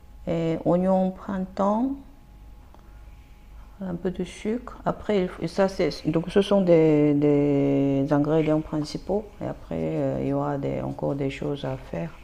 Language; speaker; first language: French; non-native, fluent; Korean